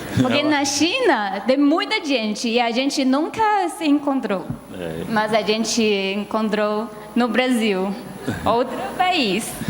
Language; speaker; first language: Portuguese; non-native, learner; Chinese